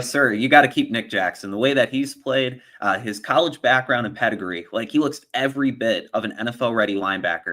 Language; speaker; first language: English; native; English